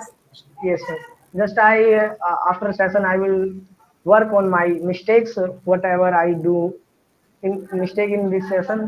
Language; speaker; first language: English; non-native, learner; Hindi